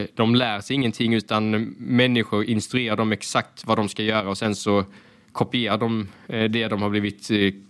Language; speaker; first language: Swedish; native; Swedish